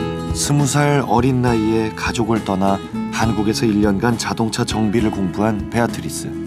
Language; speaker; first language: Korean; native; Korean